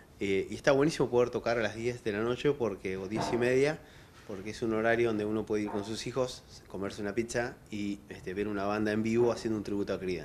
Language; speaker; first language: Spanish; native; Spanish